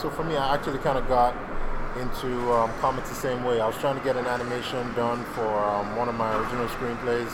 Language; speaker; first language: English; non-native, local second language; Yoruba